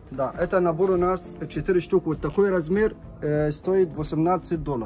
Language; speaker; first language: Russian; non-native, learner; Arabic